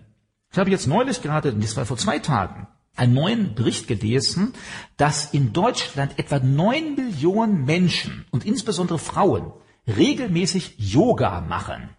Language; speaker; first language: German; native; German